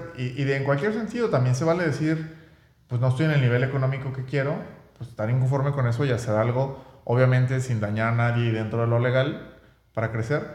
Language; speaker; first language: Spanish; native; Spanish